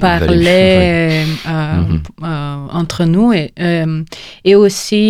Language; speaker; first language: French; non-native, fluent; Romanian